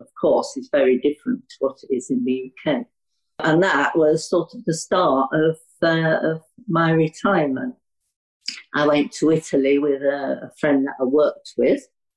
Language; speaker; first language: English; native; English